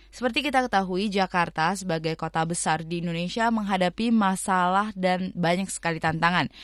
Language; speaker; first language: Indonesian; native; Indonesian